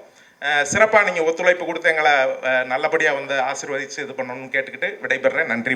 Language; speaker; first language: Tamil; native; Tamil